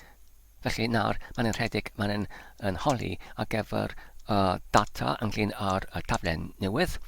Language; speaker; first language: Welsh; non-native, learner; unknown